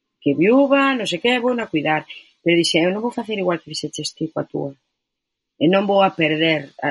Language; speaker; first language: Galician; non-native, local second language; Spanish